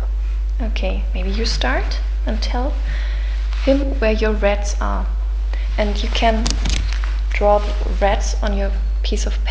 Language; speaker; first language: English; non-native, fluent; German